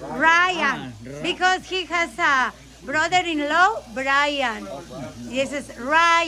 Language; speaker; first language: English; non-native, learner; Spanish